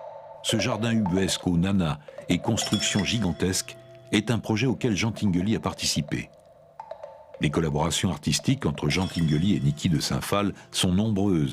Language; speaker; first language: French; native; French